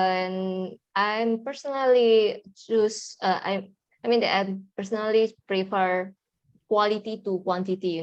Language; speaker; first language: English; non-native, learner; Indonesian